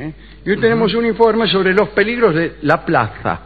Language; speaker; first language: Spanish; native; Spanish